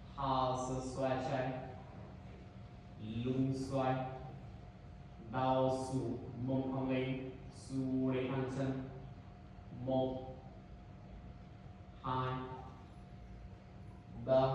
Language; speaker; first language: Vietnamese; non-native, learner; Indonesian